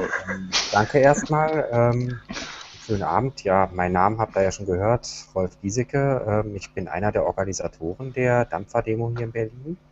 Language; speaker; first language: German; native; German